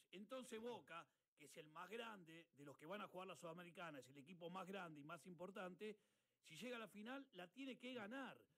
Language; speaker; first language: Spanish; native; Spanish